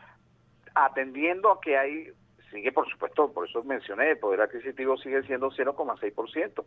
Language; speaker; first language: Spanish; native; Spanish